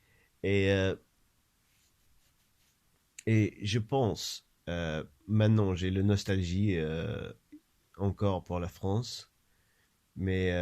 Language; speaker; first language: French; non-native, learner; English